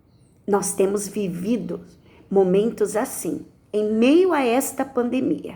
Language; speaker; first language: Portuguese; native; Portuguese